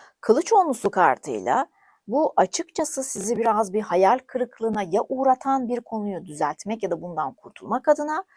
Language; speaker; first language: Turkish; native; Turkish